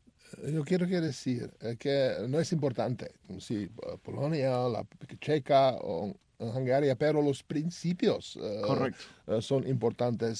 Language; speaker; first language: Spanish; non-native, learner; Czech